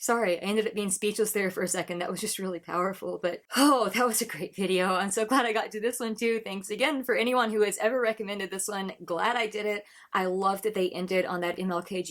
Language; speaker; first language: English; native; English